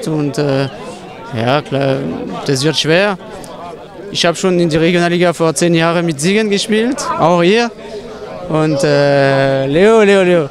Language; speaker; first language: German; non-native, local second language; French